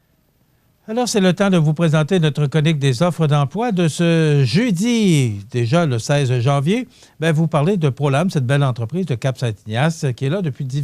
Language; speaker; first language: French; native; French